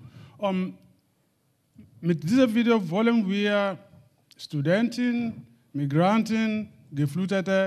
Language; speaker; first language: German; non-native, learner; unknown